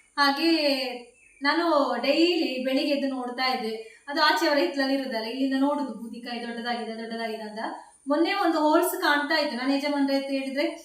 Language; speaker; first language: Kannada; native; Kannada